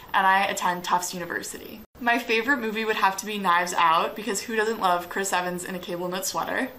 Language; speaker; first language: English; native; English